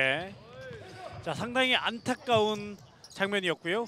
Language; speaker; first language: Korean; native; Korean